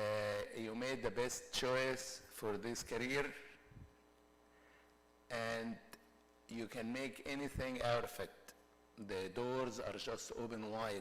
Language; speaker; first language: English; non-native, fluent; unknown